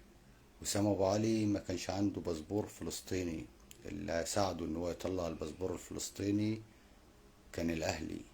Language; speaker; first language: Arabic; native; Arabic